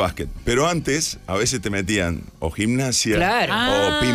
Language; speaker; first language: Spanish; native; Spanish